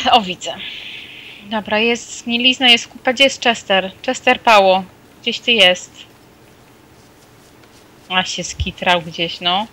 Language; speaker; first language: Polish; native; Polish